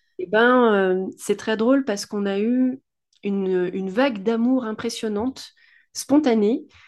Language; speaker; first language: French; native; French